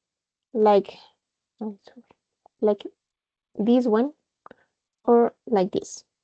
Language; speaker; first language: English; non-native, fluent; Spanish